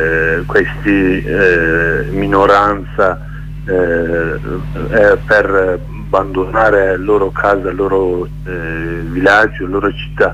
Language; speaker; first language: Italian; non-native, learner; Kurdish